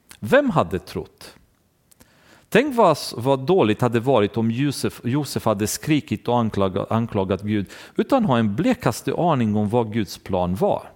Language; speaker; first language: Swedish; non-native, fluent; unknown